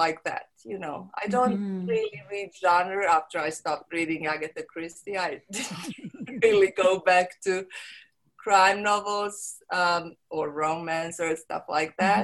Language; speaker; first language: English; non-native, fluent; Serbian